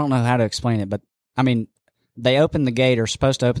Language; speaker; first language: English; native; English